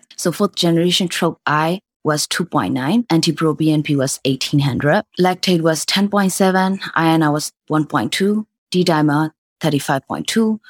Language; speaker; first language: English; non-native, fluent; Burmese